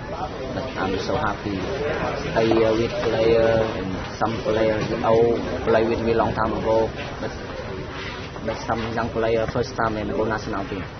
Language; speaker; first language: English; non-native, learner; Vietnamese